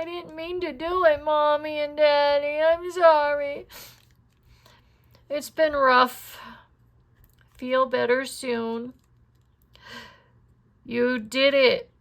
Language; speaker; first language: English; native; English